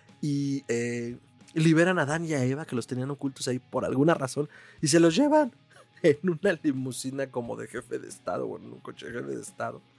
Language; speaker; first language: Spanish; native; Spanish